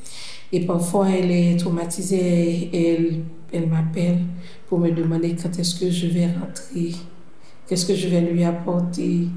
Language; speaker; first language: French; non-native, local second language; Haitian Creole